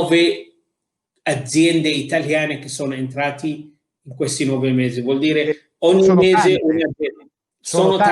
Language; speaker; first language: Italian; non-native, fluent; Arabic